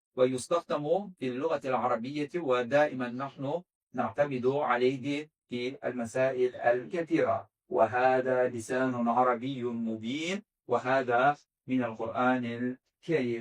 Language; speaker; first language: Arabic; non-native, fluent; Azerbaijani